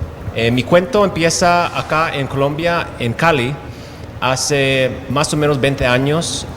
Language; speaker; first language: Spanish; non-native, fluent; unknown